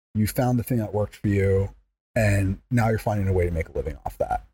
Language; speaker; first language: English; native; English